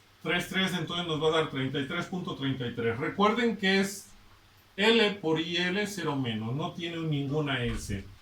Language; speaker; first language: Spanish; native; Spanish